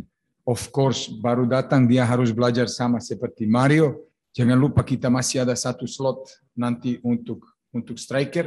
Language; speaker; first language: Indonesian; non-native, fluent; Serbian